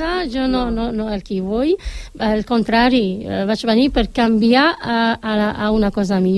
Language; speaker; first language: Catalan; non-native, learner; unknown